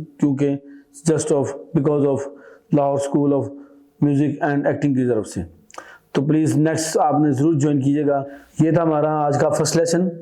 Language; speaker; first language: Urdu; non-native, local second language; Punjabi